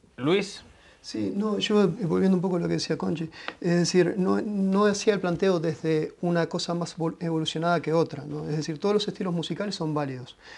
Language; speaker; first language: Spanish; native; Spanish